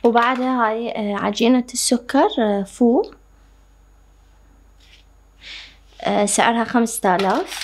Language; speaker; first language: Arabic; native; Arabic